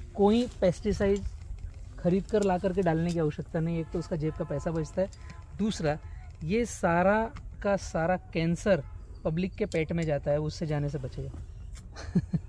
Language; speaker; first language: Hindi; native; Hindi